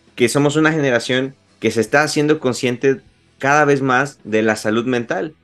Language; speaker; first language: Spanish; native; Spanish